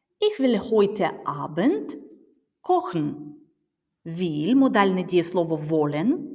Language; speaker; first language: German; non-native, fluent; Ukrainian